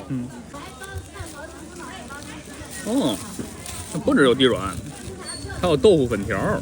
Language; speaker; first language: Chinese; native; Chinese